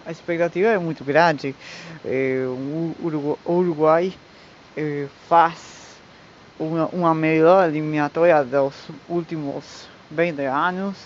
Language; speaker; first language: Portuguese; non-native, learner; Spanish